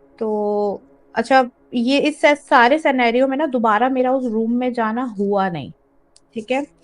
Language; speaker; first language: Urdu; native; Urdu